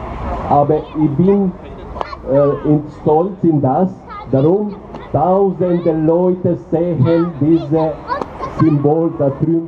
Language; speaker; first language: German; non-native, learner; Albanian